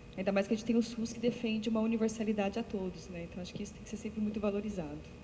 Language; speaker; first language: Portuguese; native; Portuguese